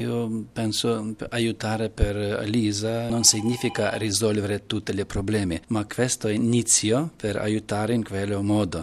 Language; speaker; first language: Italian; non-native, learner; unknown